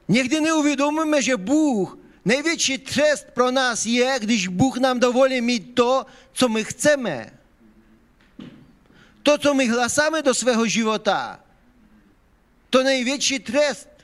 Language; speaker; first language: Czech; non-native, fluent; Ukrainian